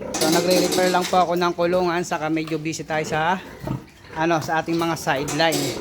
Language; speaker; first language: Filipino; non-native, local second language; Cebuano